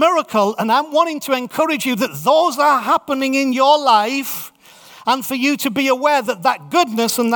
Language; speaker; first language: English; native; English